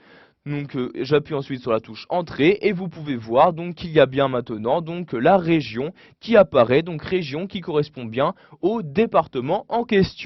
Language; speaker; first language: French; native; French